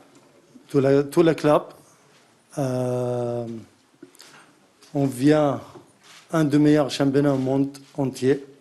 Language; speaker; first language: French; non-native, learner; Arabic